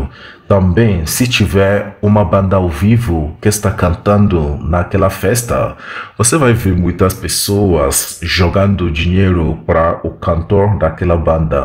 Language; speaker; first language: Portuguese; non-native, fluent; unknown